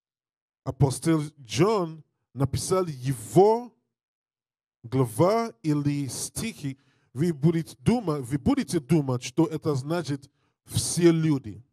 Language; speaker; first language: Russian; non-native, learner; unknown